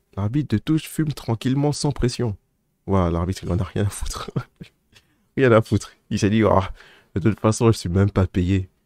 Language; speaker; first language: French; native; French